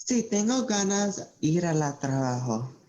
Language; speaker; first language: Spanish; non-native, learner; English